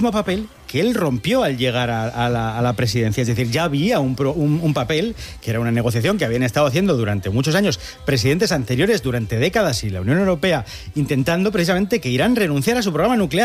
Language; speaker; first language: Spanish; native; Spanish